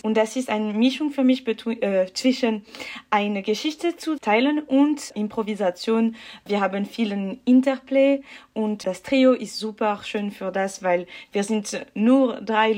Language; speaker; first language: German; non-native, learner; French